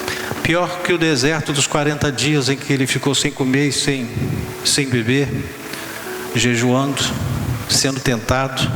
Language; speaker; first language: Portuguese; native; Portuguese